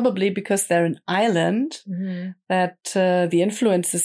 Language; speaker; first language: English; non-native, fluent; German